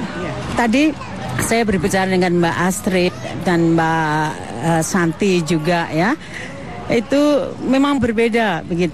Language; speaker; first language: Indonesian; native; Indonesian